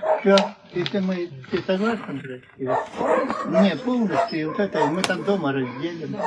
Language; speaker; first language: Russian; native; Russian